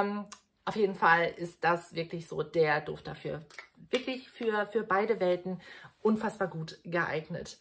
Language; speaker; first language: German; native; German